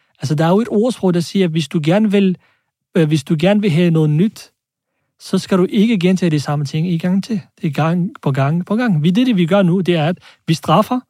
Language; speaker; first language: Danish; early bilingual, other home language; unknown